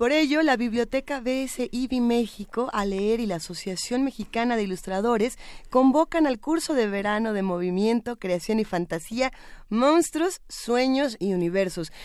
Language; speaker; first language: Spanish; native; Spanish